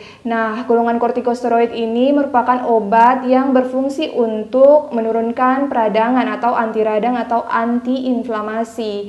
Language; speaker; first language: Indonesian; native; Indonesian